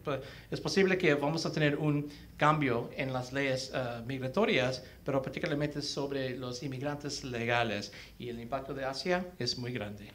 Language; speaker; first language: Spanish; early bilingual, heritage; Spanish